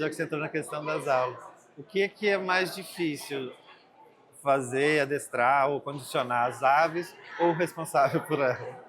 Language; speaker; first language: Portuguese; native; Portuguese